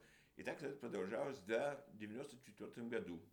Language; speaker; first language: Russian; early bilingual, heritage; Russian